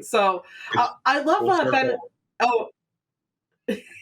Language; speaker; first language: English; native; English